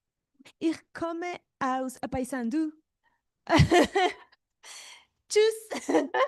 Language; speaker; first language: German; non-native, learner; Spanish